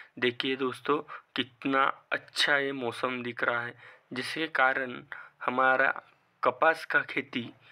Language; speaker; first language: Hindi; non-native, local second language; Marathi